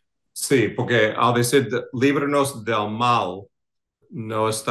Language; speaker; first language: Spanish; non-native, fluent; English